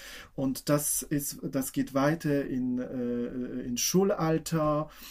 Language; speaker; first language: German; non-native, fluent; Polish